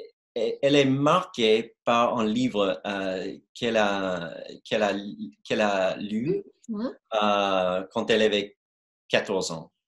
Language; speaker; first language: French; non-native, fluent; English